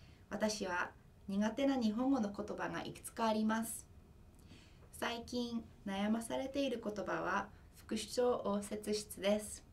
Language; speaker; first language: Japanese; non-native, fluent; English